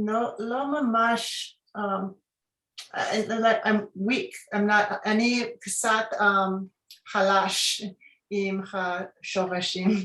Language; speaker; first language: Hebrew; non-native, learner; English